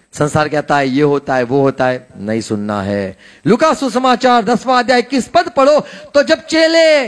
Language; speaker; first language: Hindi; non-native, local second language; Gujarati